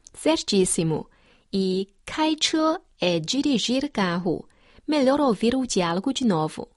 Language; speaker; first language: Portuguese; non-native, fluent; Chinese